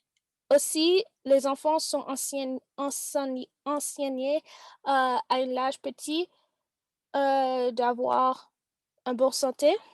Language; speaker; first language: French; non-native, learner; English